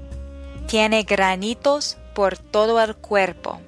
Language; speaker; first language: Spanish; non-native, fluent; English